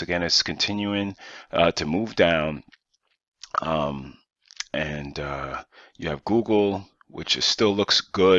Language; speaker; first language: English; native; English